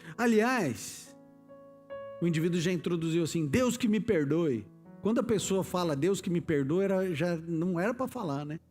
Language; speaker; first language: Portuguese; native; Portuguese